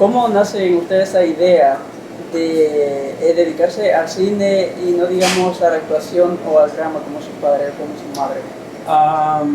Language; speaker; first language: Spanish; native; Spanish